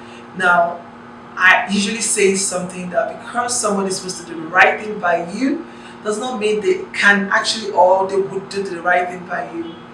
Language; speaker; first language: English; non-native, local second language; Yoruba